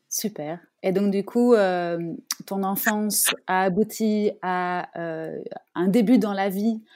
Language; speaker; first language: French; native; French